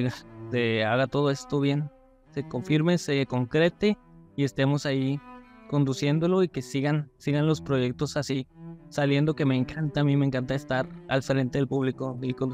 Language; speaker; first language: Spanish; native; Spanish